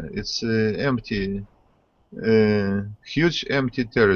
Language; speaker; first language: English; non-native, learner; Russian